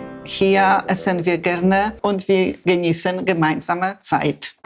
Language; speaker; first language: German; non-native, fluent; Polish